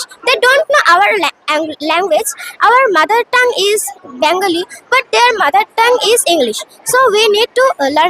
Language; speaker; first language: English; non-native, learner; Bangla